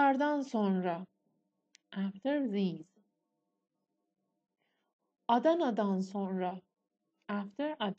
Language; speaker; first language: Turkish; non-native, fluent; Persian